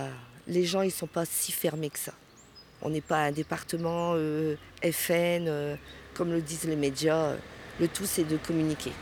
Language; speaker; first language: French; native; French